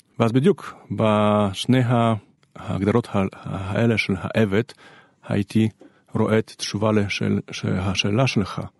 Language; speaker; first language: Hebrew; non-native, fluent; Polish